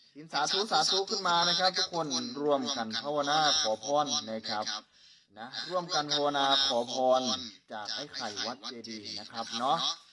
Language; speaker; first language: Thai; native; Thai